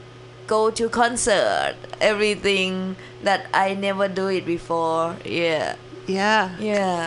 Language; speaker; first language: English; non-native, learner; Thai